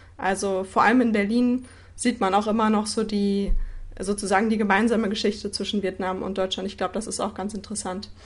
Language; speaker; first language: German; native; German